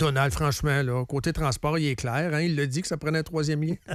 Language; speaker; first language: French; native; French